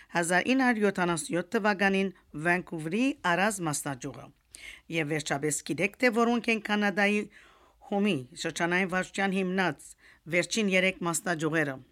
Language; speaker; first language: Armenian; early bilingual, heritage; Armenian